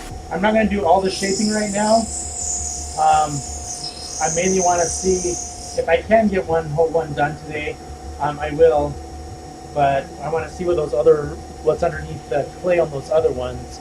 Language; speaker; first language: English; native; English